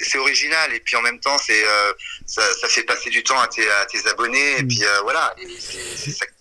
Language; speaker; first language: French; native; French